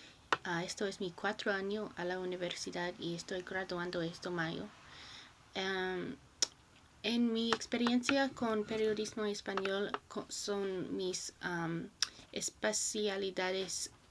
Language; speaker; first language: Spanish; non-native, learner; English